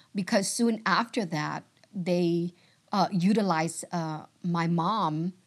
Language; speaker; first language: English; early bilingual, other home language; Vietnamese